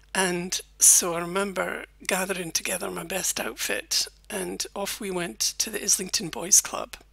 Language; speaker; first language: English; native; English